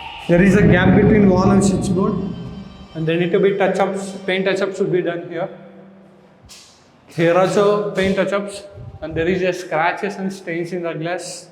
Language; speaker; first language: English; non-native, local second language; Telugu